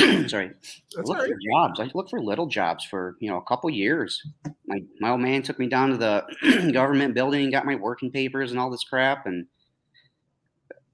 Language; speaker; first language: English; native; English